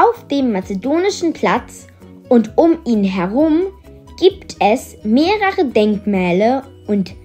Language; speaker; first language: German; non-native, fluent; Macedonian